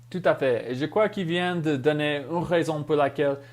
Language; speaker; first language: French; non-native, fluent; English